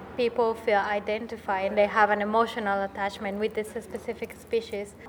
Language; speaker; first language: English; non-native, fluent; Spanish